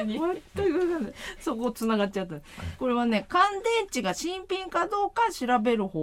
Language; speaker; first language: Japanese; native; Japanese